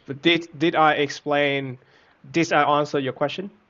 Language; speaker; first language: English; non-native, fluent; Vietnamese